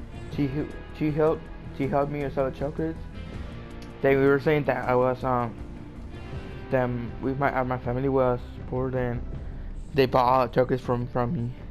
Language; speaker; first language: English; early bilingual, other home language; Spanish